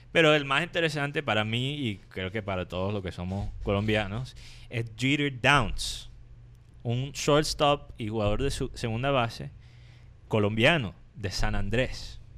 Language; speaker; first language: Spanish; non-native, fluent; English